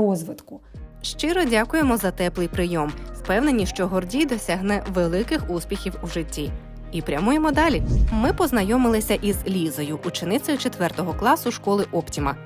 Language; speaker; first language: Ukrainian; native; Ukrainian